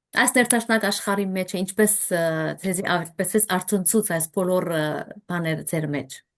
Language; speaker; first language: Armenian; native; Armenian